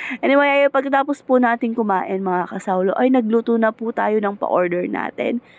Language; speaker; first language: Filipino; native; Filipino